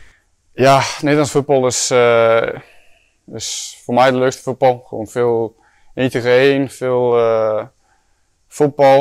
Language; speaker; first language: Dutch; non-native, fluent; Icelandic